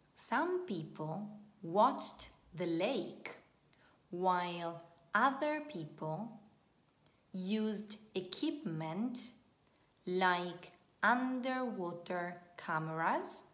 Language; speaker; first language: English; non-native, fluent; Italian